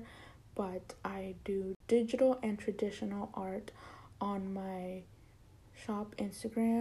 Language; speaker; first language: English; early bilingual, other home language; Spanish